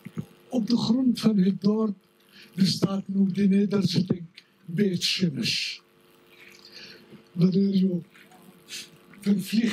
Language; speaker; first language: Dutch; non-native, fluent; Arabic